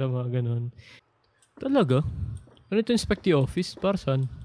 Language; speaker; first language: Filipino; native; Filipino